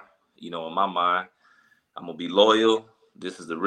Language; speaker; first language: English; native; English